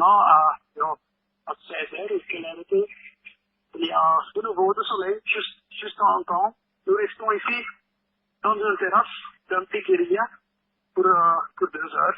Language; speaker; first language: French; non-native, local second language; Dutch